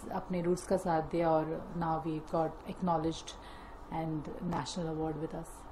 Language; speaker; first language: Hindi; native; Hindi